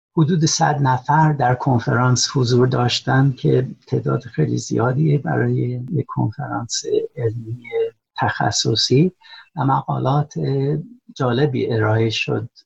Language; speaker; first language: Persian; non-native, fluent; English